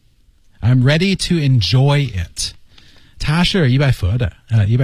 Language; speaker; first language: Chinese; non-native, learner; English